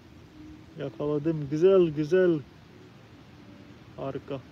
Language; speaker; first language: Turkish; non-native, learner; English